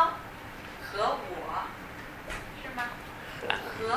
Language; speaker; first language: Chinese; non-native, learner; Italian